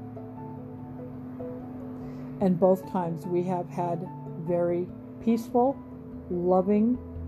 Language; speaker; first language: English; native; English